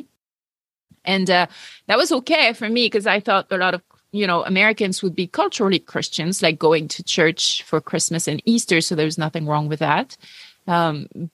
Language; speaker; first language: English; non-native, fluent; French